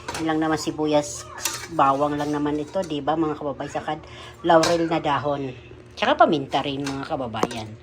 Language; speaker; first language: Filipino; non-native, local second language; Cebuano